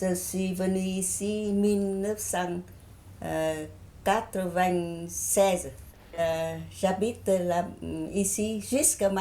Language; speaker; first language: French; non-native, learner; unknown